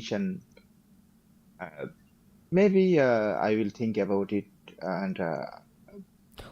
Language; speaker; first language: English; non-native, learner; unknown